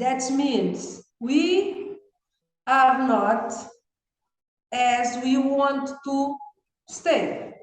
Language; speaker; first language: English; non-native, learner; Kabuverdianu